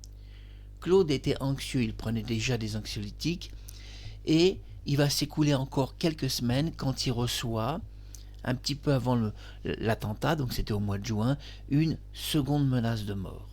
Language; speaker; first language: French; native; French